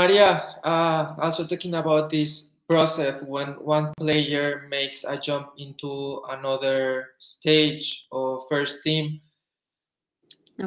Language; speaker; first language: English; non-native, fluent; Spanish